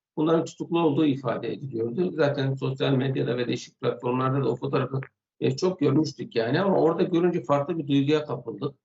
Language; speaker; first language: Turkish; non-native, local second language; Kurdish